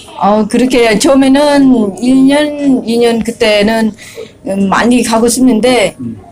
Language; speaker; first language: Korean; non-native, learner; Vietnamese